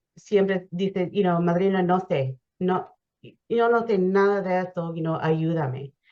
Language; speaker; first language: Spanish; early bilingual, heritage; Spanish